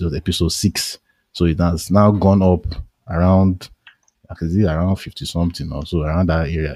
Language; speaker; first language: English; non-native, local second language; Yoruba